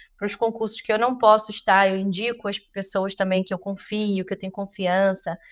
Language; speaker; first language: Portuguese; native; Portuguese